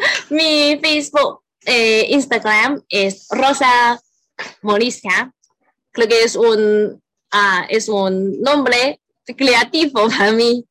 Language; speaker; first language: Spanish; non-native, learner; Cantonese